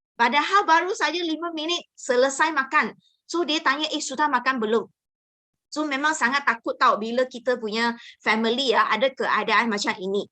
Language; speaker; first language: Malay; non-native, local second language; Chinese